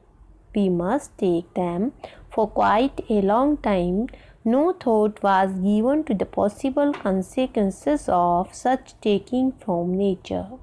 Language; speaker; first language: English; non-native, local second language; Hindi